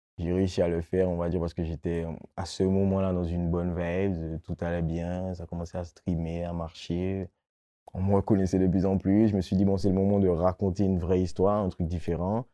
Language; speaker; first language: French; non-native, local second language; Guadeloupean Creole French